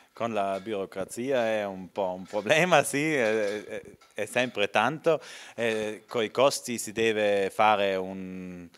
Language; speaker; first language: Italian; non-native, local second language; German